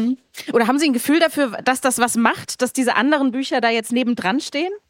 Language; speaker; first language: German; native; German